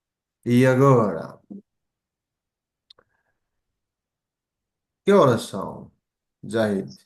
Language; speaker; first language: Portuguese; non-native, fluent; Bangla